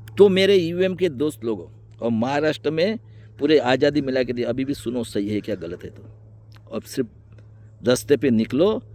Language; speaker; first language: Hindi; non-native, local second language; Marathi